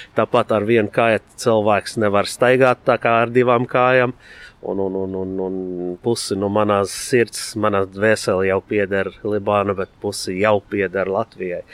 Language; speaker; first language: Latvian; non-native, fluent; Arabic